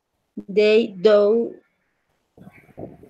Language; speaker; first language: English; non-native, learner; Spanish